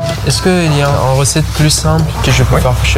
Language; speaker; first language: French; non-native, learner; Persian